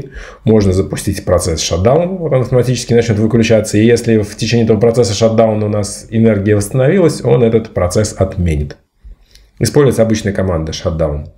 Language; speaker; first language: Russian; native; Russian